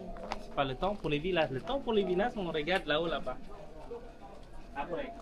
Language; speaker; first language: French; non-native, learner; Balinese